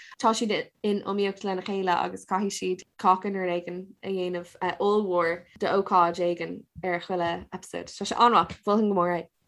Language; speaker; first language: Irish; non-native, local second language; English